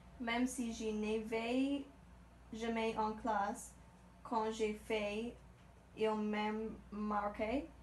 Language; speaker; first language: French; non-native, learner; English